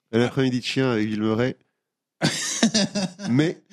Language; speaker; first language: French; native; French